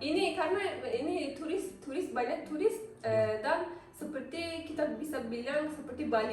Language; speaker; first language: Indonesian; non-native, learner; Turkish